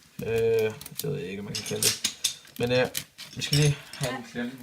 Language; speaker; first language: Danish; native; Danish